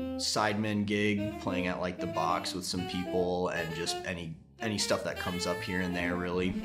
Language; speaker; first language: English; native; English